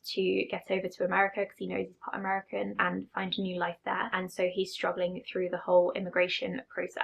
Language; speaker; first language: English; native; English